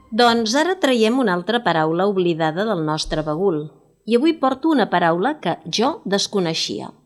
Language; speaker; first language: Catalan; native; Catalan